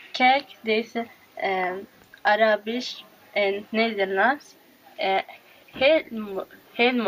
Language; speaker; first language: Dutch; non-native, learner; Arabic